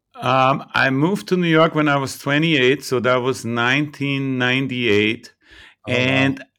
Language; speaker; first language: English; non-native, fluent; German